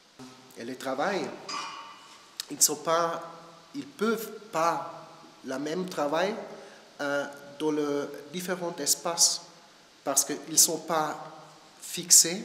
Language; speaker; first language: French; non-native, learner; German